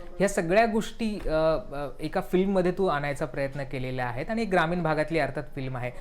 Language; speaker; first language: Marathi; native; Marathi